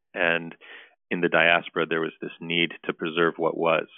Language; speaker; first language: English; early bilingual, other home language; Turkish